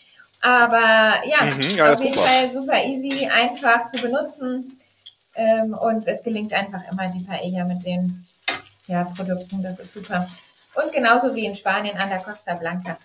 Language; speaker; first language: German; native; German